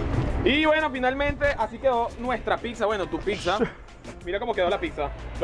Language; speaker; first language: Spanish; native; Spanish